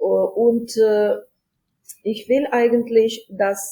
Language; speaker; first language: German; non-native, fluent; Ukrainian